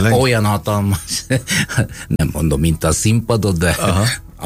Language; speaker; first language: Hungarian; non-native, fluent; Italian